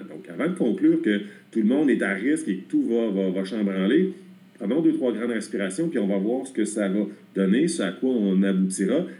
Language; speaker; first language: French; native; French